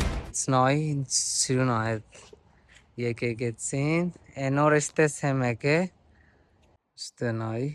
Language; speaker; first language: Armenian; non-native, learner; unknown